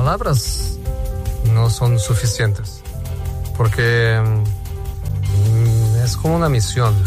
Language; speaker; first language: Spanish; non-native, fluent; Portuguese